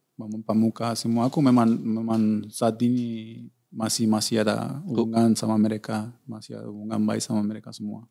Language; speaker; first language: Indonesian; non-native, fluent; Spanish